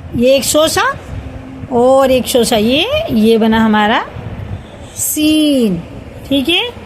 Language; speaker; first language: Hindi; native; Hindi